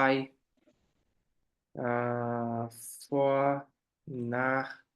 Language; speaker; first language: German; non-native, fluent; Portuguese